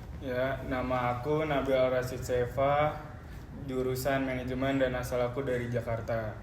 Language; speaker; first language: Indonesian; native; Indonesian